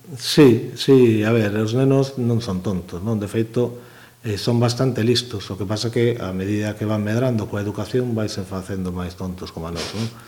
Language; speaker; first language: Galician; native; Galician